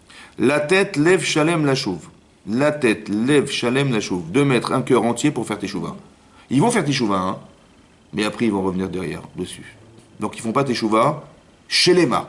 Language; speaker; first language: French; native; French